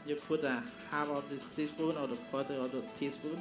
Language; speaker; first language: English; non-native, learner; Thai